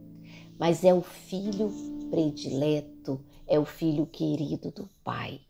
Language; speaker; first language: Portuguese; native; Portuguese